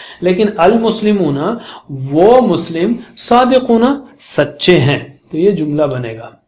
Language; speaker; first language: Urdu; native; Urdu